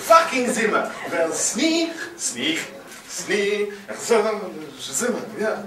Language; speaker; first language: Czech; non-native, learner; English